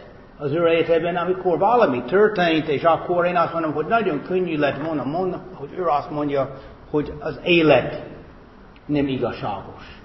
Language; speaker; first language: Hungarian; non-native, fluent; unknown